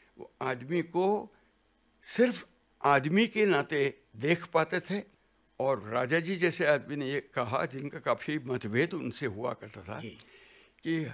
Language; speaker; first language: Hindi; non-native, local second language; Gujarati